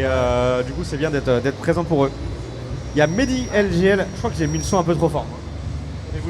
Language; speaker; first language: French; native; French